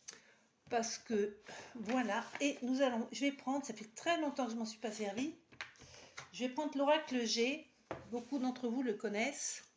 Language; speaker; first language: French; native; French